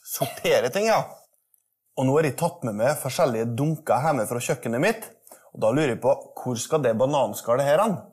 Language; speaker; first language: Norwegian; native; Norwegian